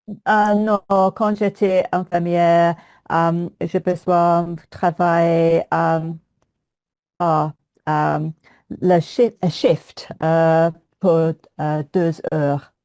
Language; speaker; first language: French; non-native, learner; English